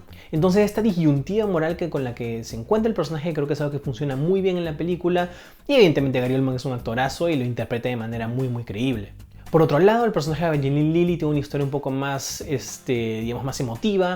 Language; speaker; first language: Spanish; native; Spanish